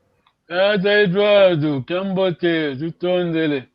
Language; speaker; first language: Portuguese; non-native, fluent; Kongo